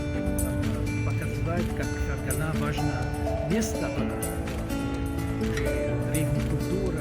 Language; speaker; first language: Russian; non-native, learner; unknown